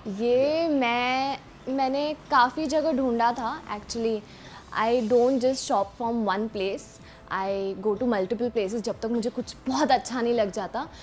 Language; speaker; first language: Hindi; early bilingual, heritage; Hindi